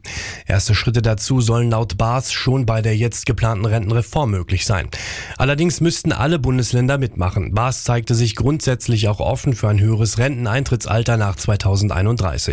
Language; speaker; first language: German; native; German